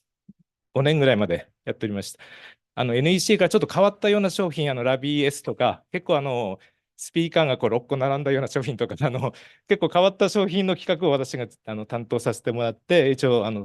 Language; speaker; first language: Japanese; native; Japanese